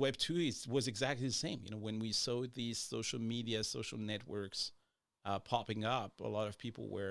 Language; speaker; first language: English; non-native, fluent; French